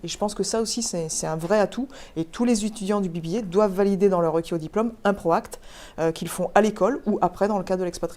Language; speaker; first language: French; native; French